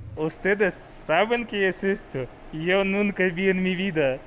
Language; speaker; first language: Spanish; non-native, learner; Russian